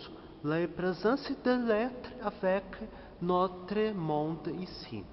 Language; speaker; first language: French; non-native, learner; Portuguese